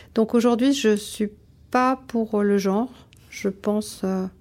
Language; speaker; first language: French; native; French